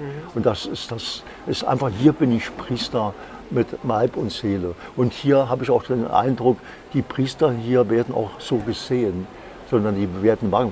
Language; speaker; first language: German; native; German